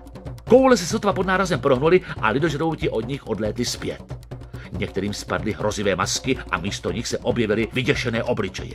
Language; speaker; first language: Czech; native; Czech